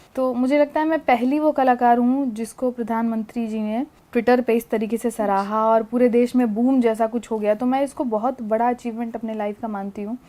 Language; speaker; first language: Hindi; native; Hindi